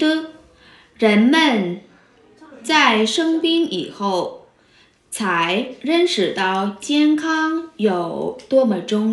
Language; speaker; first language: Chinese; non-native, fluent; Vietnamese